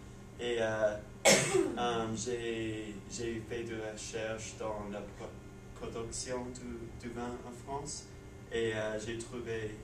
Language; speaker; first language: French; non-native, learner; English